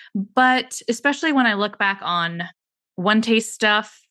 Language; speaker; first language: English; native; English